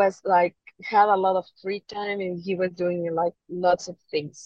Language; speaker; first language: English; non-native, fluent; Spanish